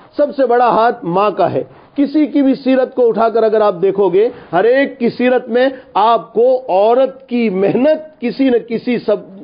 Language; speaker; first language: Urdu; non-native, local second language; Gujarati